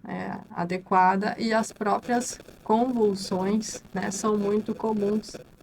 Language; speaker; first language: Portuguese; native; Portuguese